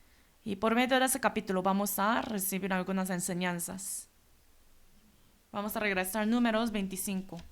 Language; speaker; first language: Spanish; non-native, fluent; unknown